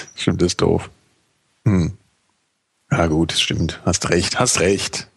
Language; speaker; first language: German; native; German